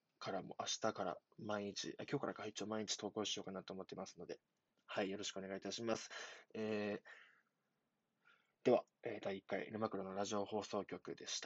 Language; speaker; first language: Japanese; native; Japanese